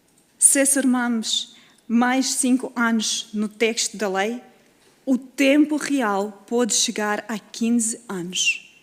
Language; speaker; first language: Portuguese; non-native, fluent; Russian